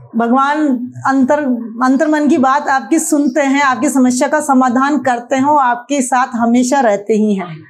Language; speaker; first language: Hindi; native; Hindi